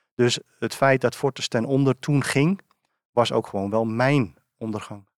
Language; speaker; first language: Dutch; native; Dutch